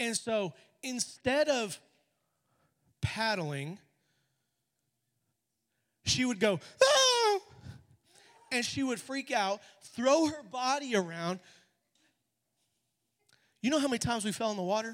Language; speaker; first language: English; native; English